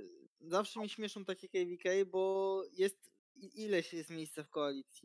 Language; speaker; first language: Polish; native; Polish